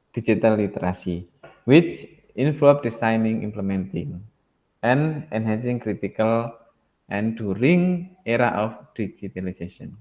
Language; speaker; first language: English; non-native, learner; Indonesian